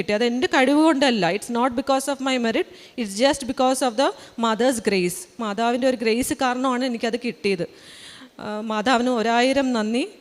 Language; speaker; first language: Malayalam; early bilingual, heritage; Malayalam